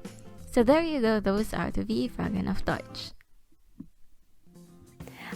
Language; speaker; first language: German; non-native, fluent; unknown